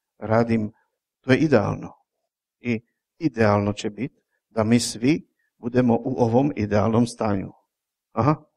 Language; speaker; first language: Croatian; non-native, fluent; Czech